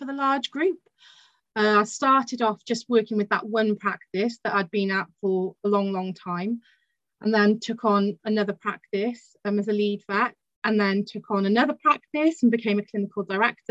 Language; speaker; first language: English; native; English